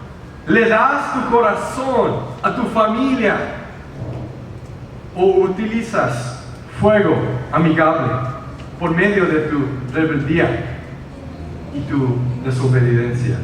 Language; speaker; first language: Spanish; early bilingual, heritage; Spanish